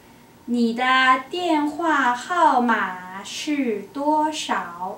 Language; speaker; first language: Chinese; non-native, learner; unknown